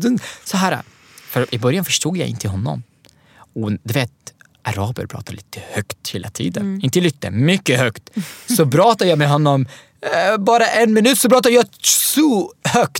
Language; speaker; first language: Swedish; non-native, learner; Arabic